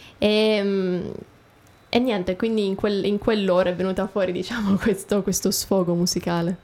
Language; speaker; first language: Italian; native; Italian